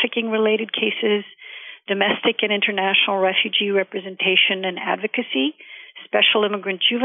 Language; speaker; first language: English; non-native, local second language; Urdu